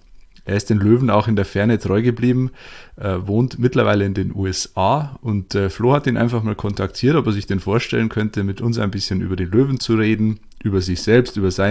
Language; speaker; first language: German; native; German